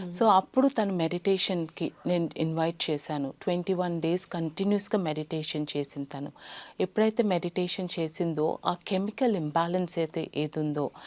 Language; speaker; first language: Telugu; native; Telugu